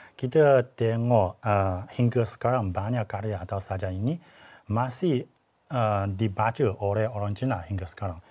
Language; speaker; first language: Malay; non-native, fluent; Chinese